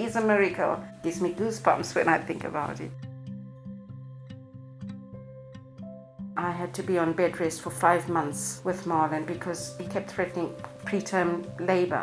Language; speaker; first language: English; non-native, local second language; Shona